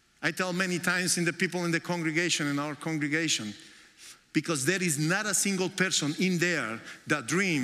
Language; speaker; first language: English; non-native, fluent; Spanish